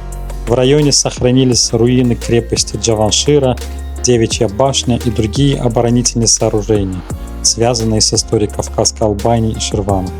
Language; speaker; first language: Russian; native; Russian